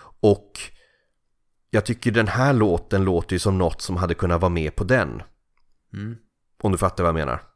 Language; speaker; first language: Swedish; native; Swedish